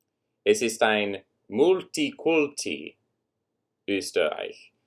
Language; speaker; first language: German; non-native, learner; English